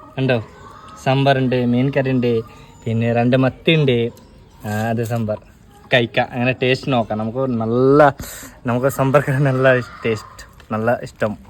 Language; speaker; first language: Malayalam; non-native, local second language; Bangla